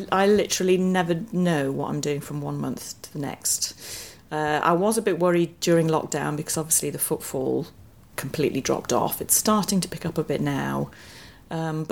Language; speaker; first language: English; native; English